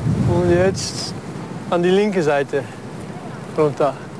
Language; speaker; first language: German; non-native, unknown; English